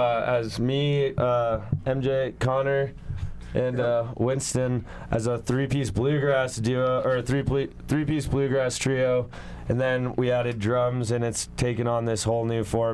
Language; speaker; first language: English; native; English